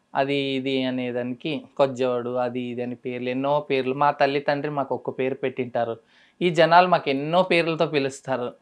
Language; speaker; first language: Telugu; native; Telugu